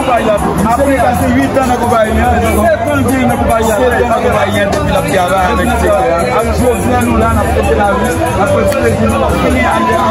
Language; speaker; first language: French; non-native, local second language; Haitian Creole